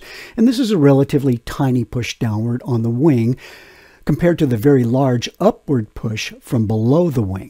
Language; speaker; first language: English; native; English